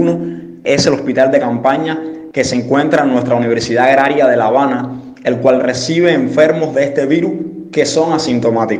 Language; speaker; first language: Spanish; native; Spanish